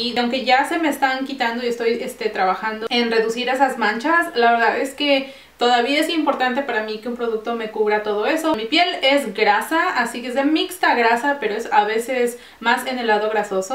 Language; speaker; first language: Spanish; early bilingual, heritage; Spanish